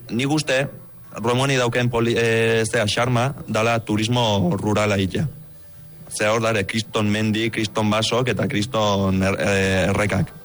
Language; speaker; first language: Basque; early bilingual, other home language; Romanian